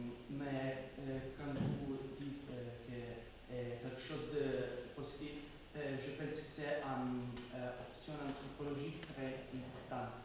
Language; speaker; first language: French; non-native, fluent; Italian